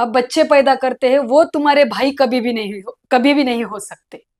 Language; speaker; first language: Hindi; non-native, local second language; Marathi